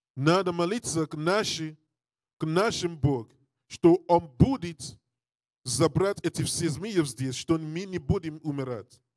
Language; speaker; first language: Russian; non-native, learner; English